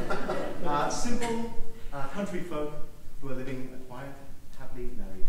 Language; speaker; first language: English; native; English